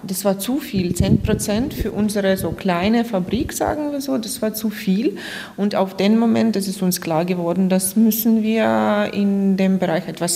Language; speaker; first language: German; non-native, fluent; Ukrainian